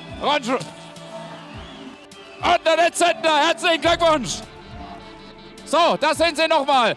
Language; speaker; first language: German; native; German